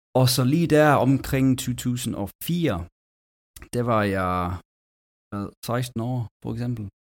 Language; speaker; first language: Danish; non-native, fluent; English